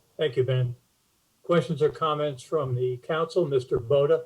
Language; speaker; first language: English; native; English